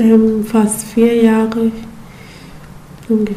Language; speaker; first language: German; non-native, learner; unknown